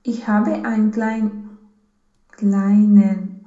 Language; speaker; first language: German; non-native, learner; Romanian